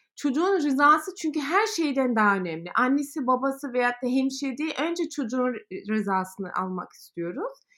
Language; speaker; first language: Turkish; early bilingual, heritage; Turkish